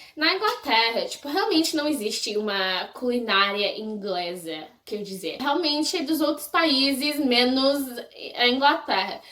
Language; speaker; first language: Portuguese; non-native, fluent; English